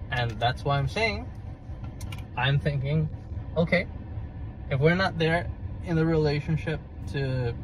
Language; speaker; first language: English; native; English